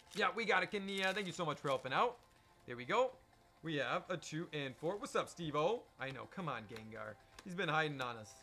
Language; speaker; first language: English; native; English